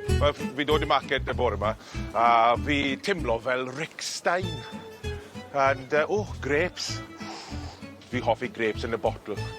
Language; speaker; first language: Welsh; non-native, learner; English